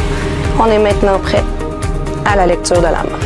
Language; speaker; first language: French; native; French